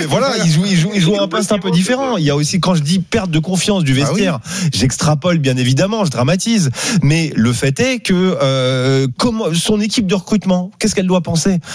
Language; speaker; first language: French; native; French